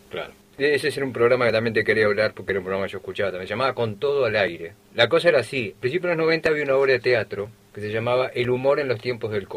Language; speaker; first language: Spanish; native; Spanish